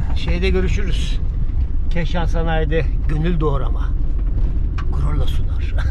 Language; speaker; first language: Turkish; native; Turkish